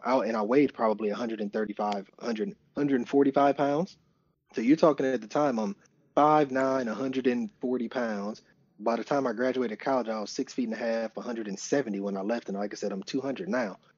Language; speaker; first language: English; native; English